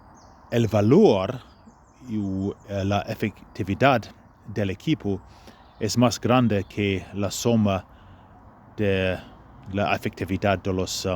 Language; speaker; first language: Spanish; non-native, fluent; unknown